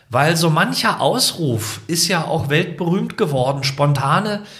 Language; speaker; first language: German; native; German